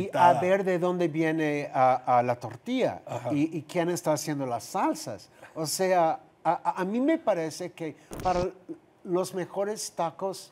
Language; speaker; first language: Spanish; non-native, fluent; English